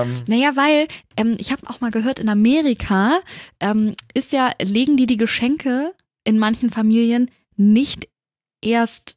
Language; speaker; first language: German; native; German